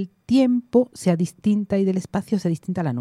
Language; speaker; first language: Spanish; native; Spanish